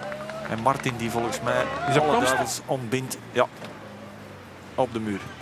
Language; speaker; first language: Dutch; native; Dutch